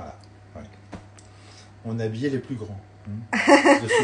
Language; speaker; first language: French; native; French